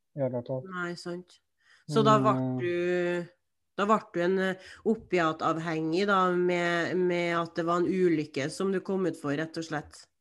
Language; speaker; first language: Norwegian; native; Norwegian